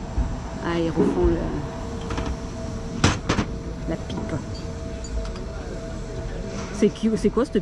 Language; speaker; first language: French; native; French